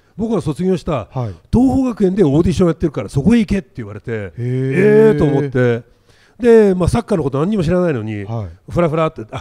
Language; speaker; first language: Japanese; native; Japanese